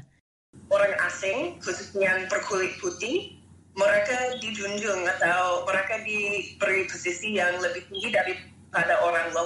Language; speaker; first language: Indonesian; non-native, fluent; English